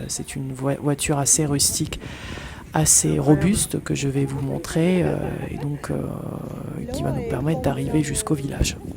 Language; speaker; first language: French; native; French